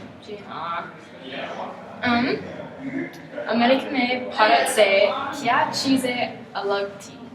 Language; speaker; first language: Hindi; non-native, learner; English